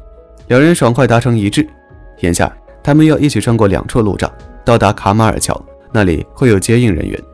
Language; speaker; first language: Chinese; native; Chinese